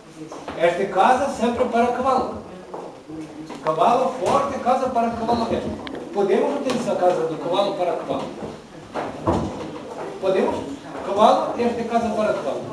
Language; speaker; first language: Portuguese; non-native, learner; Ukrainian